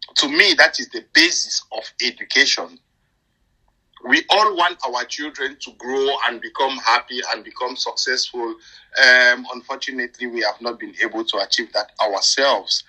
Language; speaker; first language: English; non-native, local second language; French